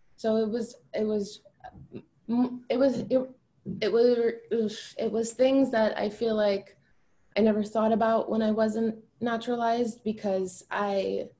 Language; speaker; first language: English; early bilingual, other home language; Albanian